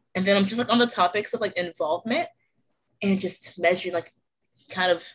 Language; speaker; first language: English; native; English